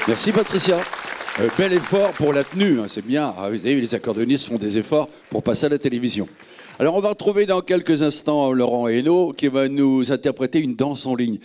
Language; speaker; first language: French; native; French